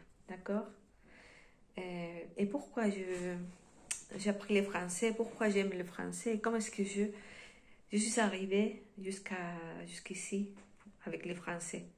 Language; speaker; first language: French; non-native, fluent; Spanish